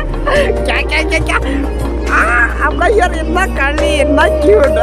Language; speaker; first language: Hindi; non-native, local second language; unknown